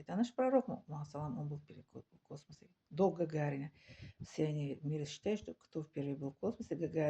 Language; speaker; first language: Russian; non-native, learner; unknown